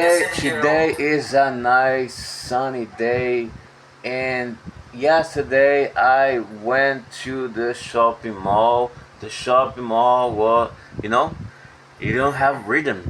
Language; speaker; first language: English; non-native, fluent; Portuguese